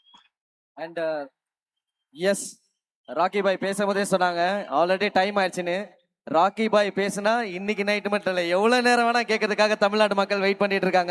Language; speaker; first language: Tamil; native; Tamil